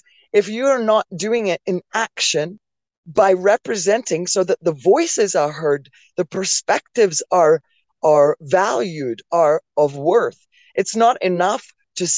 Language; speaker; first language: English; native; English